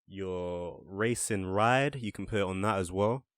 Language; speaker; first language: English; native; English